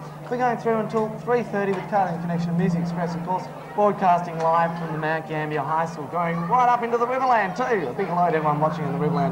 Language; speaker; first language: English; native; English